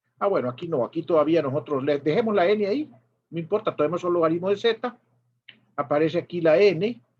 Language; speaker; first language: Spanish; native; Spanish